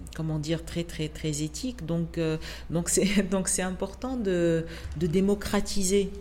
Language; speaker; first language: French; non-native, local second language; Arabic